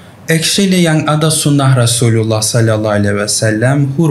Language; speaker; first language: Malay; non-native, learner; Turkish